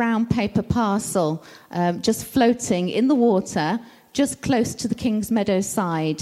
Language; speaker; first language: English; native; English